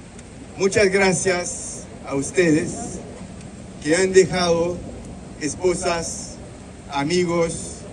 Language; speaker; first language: Spanish; non-native, fluent; Haitian Creole